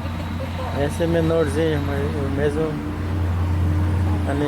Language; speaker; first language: Portuguese; non-native, local second language; Guarani